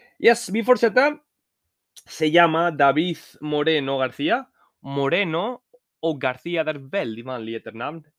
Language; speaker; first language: Norwegian; non-native, learner; Spanish